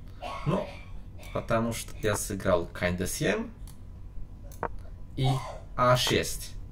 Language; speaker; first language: Russian; non-native, learner; Polish